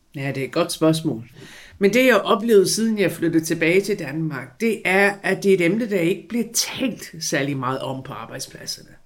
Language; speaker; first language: Danish; non-native, fluent; English